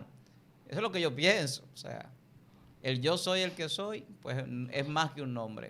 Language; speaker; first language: Spanish; native; Spanish